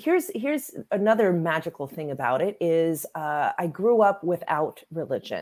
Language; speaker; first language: English; native; English